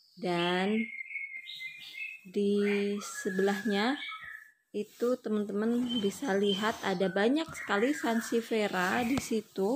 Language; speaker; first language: Indonesian; native; Indonesian